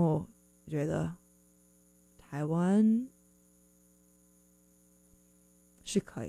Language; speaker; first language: Chinese; non-native, fluent; English